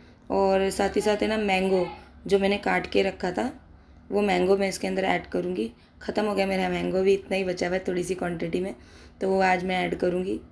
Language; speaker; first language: Hindi; native; Hindi